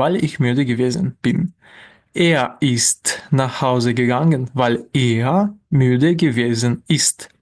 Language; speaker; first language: German; non-native, fluent; Ukrainian